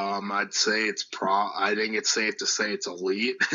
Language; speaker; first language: English; native; English